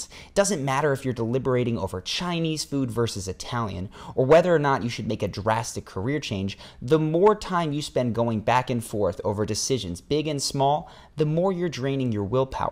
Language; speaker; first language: English; native; English